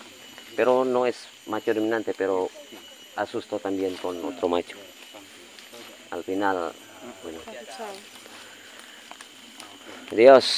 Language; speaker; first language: Spanish; non-native, learner; Indonesian